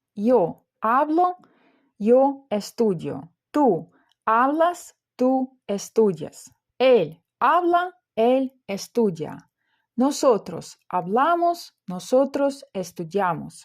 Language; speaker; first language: Spanish; non-native, fluent; Ukrainian